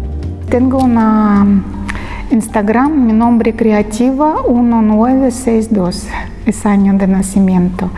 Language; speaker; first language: Spanish; non-native, learner; Russian